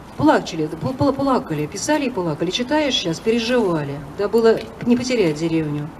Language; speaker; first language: Russian; native; Russian